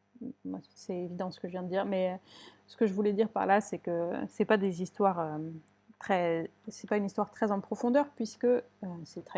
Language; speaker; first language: French; native; French